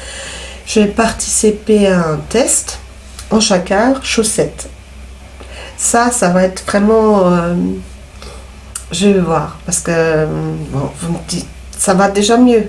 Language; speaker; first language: French; native; French